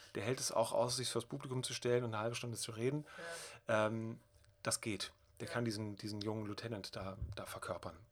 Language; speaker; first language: German; native; German